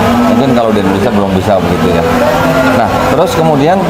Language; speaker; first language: Indonesian; native; Indonesian